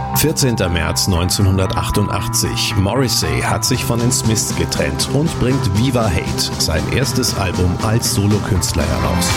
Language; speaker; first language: German; native; German